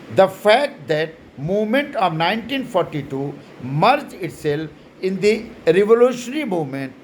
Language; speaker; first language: English; non-native, local second language; Hindi